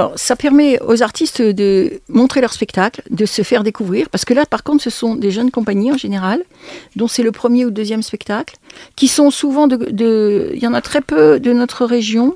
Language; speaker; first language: French; native; French